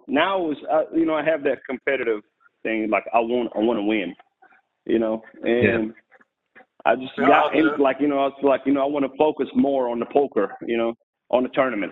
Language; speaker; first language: English; non-native, fluent; Arabic